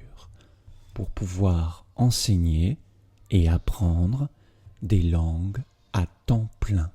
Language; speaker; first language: French; native; French